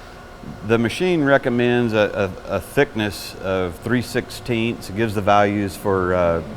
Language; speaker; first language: English; native; English